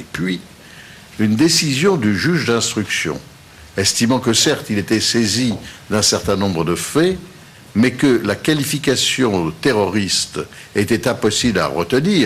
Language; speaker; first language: French; native; French